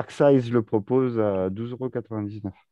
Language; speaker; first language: French; native; French